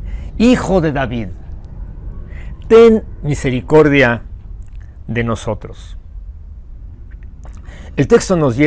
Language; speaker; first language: Spanish; native; Spanish